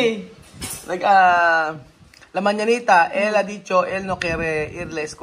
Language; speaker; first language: Spanish; non-native, learner; Filipino